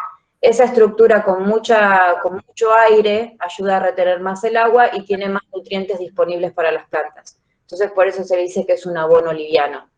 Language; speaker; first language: Spanish; native; Spanish